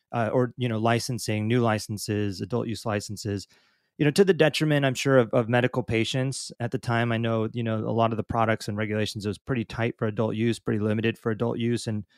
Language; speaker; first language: English; native; English